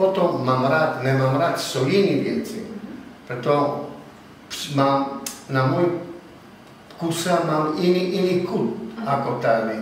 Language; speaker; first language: Czech; non-native, learner; Italian